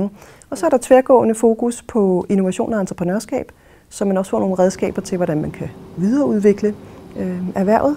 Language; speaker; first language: Danish; native; Danish